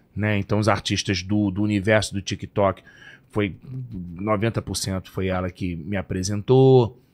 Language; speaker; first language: Portuguese; native; Portuguese